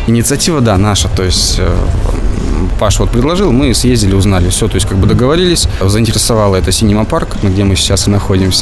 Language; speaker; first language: Russian; native; Russian